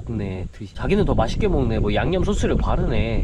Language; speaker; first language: Korean; native; Korean